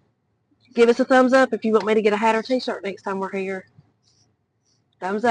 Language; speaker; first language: English; native; English